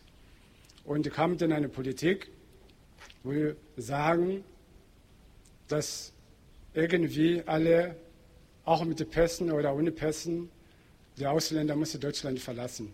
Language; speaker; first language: German; non-native, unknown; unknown